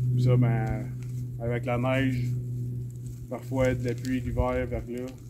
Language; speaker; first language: French; native; French